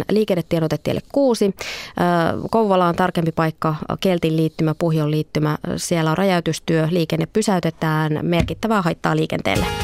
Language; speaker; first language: Finnish; native; Finnish